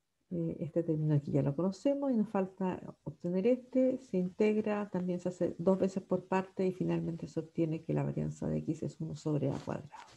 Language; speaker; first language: Spanish; native; Spanish